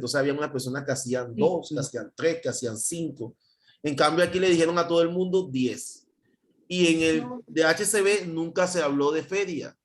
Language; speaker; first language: Spanish; native; Spanish